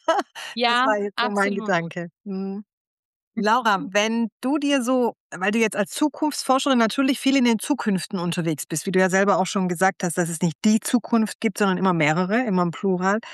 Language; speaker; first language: German; native; German